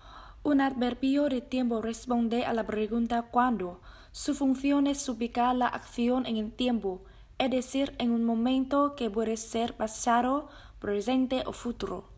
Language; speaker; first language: Spanish; non-native, learner; Vietnamese